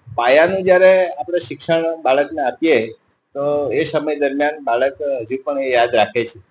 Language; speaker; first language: Gujarati; non-native, local second language; Gamit